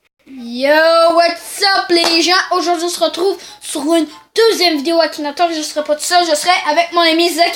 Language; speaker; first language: French; native; French